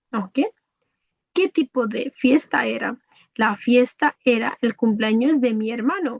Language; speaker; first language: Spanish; non-native, fluent; Bangla